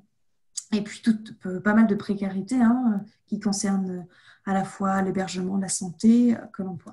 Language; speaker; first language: French; native; French